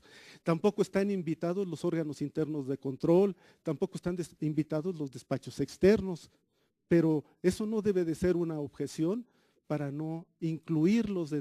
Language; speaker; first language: Spanish; native; Spanish